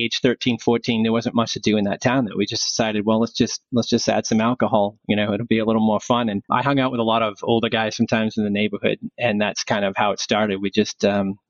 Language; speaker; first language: English; native; English